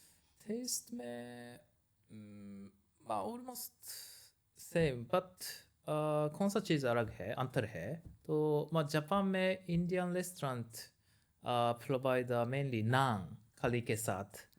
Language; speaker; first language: Hindi; non-native, learner; Japanese